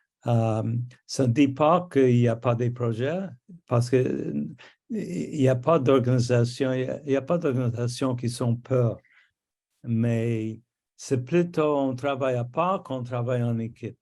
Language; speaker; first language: French; non-native, local second language; English